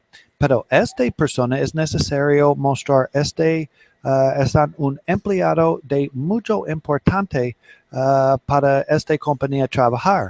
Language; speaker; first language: Spanish; non-native, learner; English